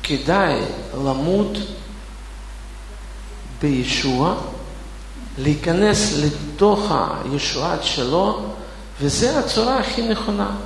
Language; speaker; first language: Hebrew; non-native, fluent; Russian